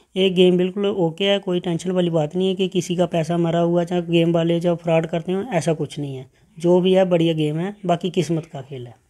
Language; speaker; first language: Hindi; native; Hindi